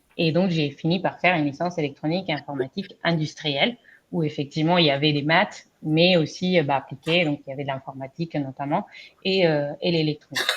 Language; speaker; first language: French; non-native, fluent; Spanish